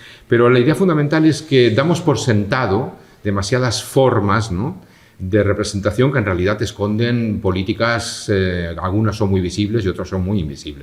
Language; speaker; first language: Spanish; native; Spanish